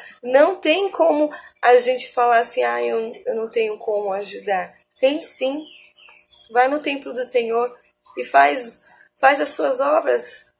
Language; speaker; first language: Portuguese; native; Portuguese